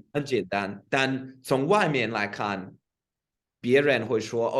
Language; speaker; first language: Chinese; non-native, fluent; English